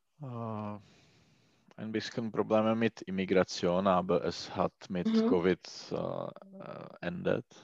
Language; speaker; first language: German; non-native, learner; Czech